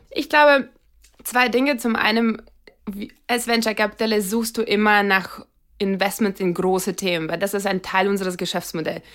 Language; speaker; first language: German; non-native, fluent; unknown